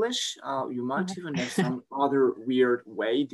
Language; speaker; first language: English; non-native, fluent; French